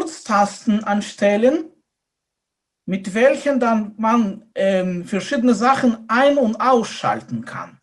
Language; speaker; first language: German; non-native, fluent; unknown